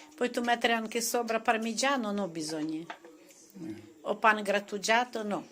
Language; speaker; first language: Italian; non-native, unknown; Ukrainian